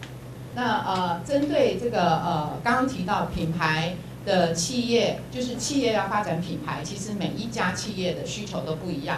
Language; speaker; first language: Chinese; native; Chinese